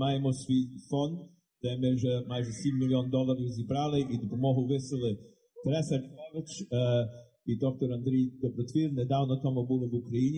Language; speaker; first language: Ukrainian; early bilingual, heritage; English